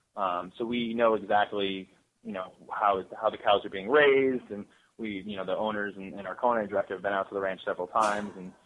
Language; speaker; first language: English; native; English